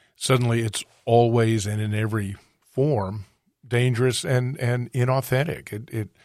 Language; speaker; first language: English; native; English